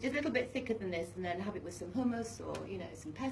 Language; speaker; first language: English; native; English